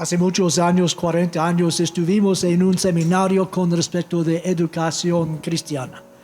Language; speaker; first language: Spanish; non-native, fluent; English